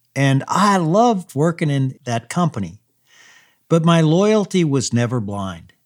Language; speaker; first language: English; native; English